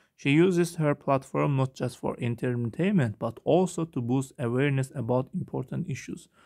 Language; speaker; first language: English; non-native, fluent; Azerbaijani